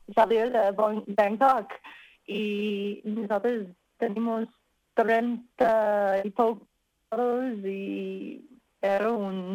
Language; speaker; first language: Spanish; non-native, learner; English